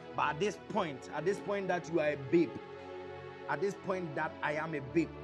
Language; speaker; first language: English; non-native, local second language; Akan